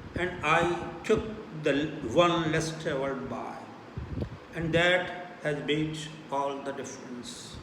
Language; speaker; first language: English; non-native, local second language; Punjabi